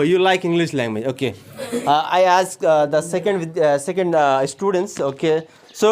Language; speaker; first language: English; non-native, learner; Hindi